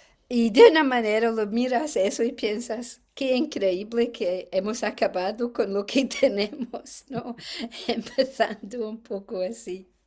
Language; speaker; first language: Spanish; non-native, fluent; English